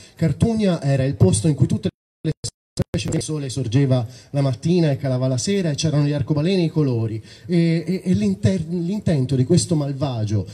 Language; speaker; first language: Italian; native; Italian